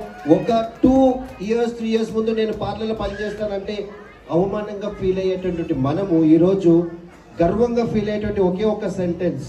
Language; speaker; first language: Telugu; native; Telugu